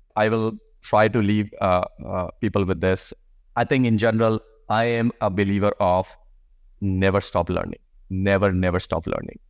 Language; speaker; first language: English; non-native, local second language; Hindi